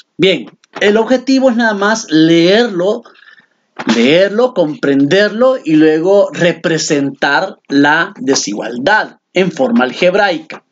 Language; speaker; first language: Spanish; native; Spanish